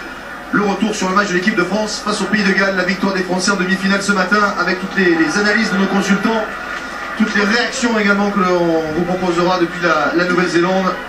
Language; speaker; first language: French; native; French